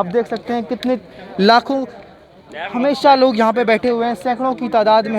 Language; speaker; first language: Hindi; native; Hindi